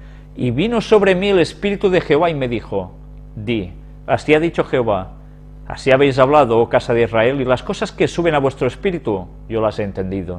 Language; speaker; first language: Spanish; native; Spanish